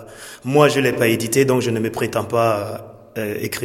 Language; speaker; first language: French; non-native, local second language; Mossi